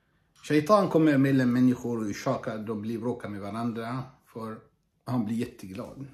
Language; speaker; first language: Swedish; non-native, fluent; Arabic